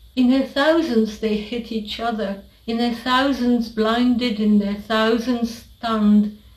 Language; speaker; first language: English; non-native, fluent; French